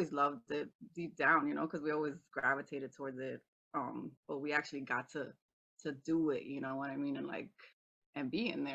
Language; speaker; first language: English; native; English